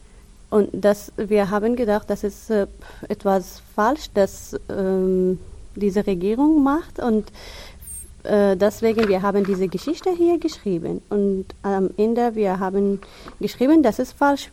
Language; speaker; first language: German; non-native, learner; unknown